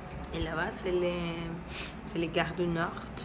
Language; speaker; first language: French; non-native, learner; Spanish